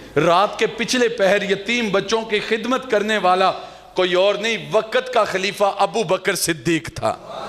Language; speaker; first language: Urdu; non-native, local second language; Punjabi